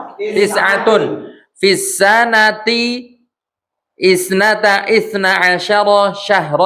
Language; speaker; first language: Arabic; non-native, learner; Indonesian